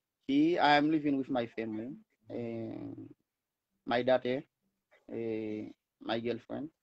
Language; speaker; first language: English; non-native, learner; Haitian Creole